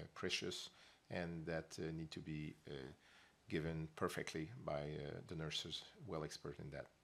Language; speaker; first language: English; non-native, fluent; French